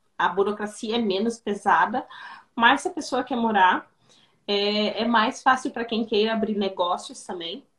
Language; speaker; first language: Portuguese; native; Portuguese